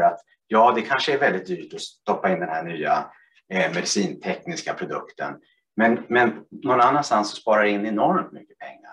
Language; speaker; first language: Swedish; native; Swedish